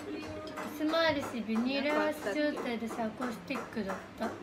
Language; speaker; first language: Japanese; native; Japanese